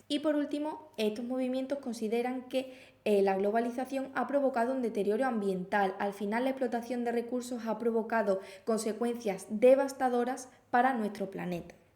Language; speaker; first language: Spanish; native; Spanish